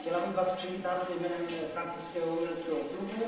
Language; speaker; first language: German; non-native, learner; Czech